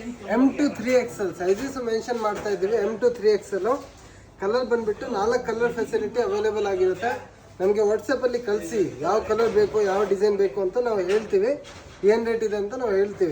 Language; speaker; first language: Kannada; native; Kannada